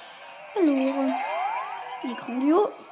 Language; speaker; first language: French; native; French